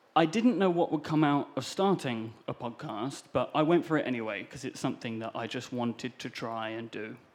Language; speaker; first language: English; native; English